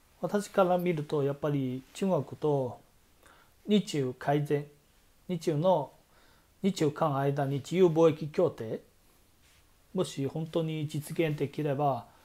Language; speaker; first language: Japanese; non-native, fluent; Chinese